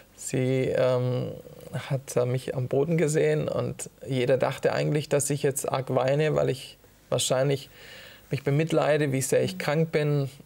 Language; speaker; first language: German; early bilingual, other home language; Italian